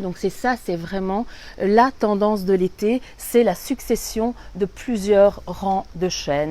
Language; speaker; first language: French; native; French